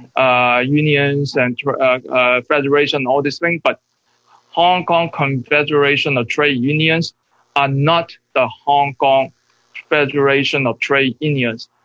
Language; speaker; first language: English; non-native, local second language; Cantonese